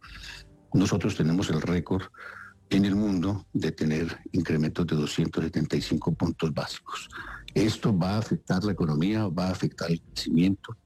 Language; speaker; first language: Spanish; native; Spanish